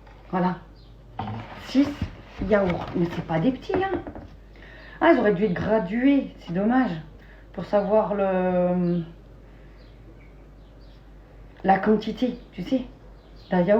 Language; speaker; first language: French; native; French